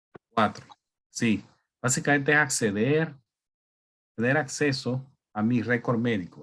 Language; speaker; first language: Spanish; native; Spanish